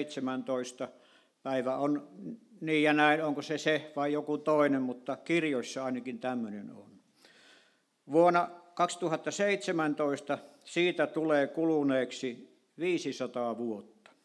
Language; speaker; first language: Finnish; native; Finnish